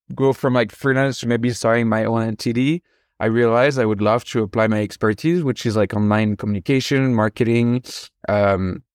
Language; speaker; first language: English; non-native, fluent; French